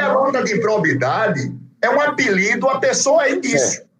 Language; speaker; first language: Portuguese; native; Portuguese